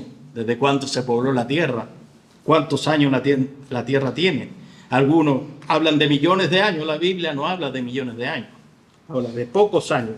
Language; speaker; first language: Spanish; native; Spanish